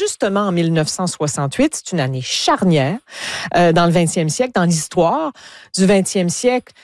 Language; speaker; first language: French; native; French